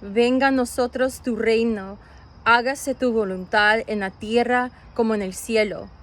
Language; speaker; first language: Spanish; early bilingual, other home language; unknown